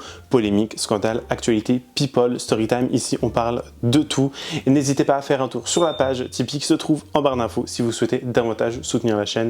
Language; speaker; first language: French; native; French